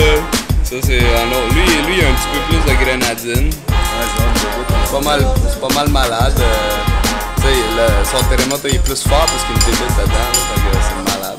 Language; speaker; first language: French; native; French